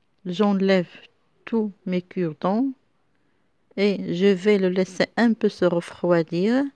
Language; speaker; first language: French; non-native, local second language; Arabic